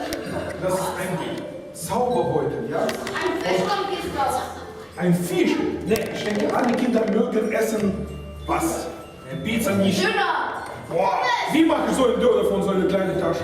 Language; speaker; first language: German; non-native, fluent; Russian